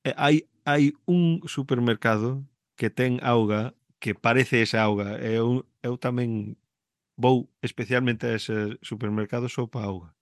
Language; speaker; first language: Galician; early bilingual, heritage; Galician